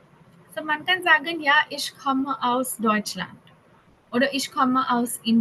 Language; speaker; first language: German; non-native, fluent; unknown